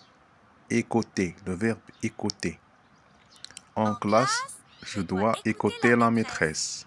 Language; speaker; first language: French; non-native, fluent; Arabic